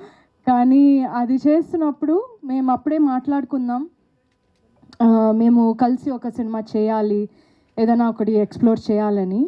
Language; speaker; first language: Telugu; non-native, local second language; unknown